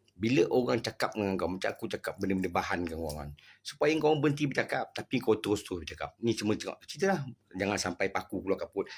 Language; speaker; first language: Malay; native; Malay